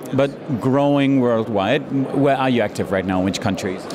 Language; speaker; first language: English; non-native, fluent; German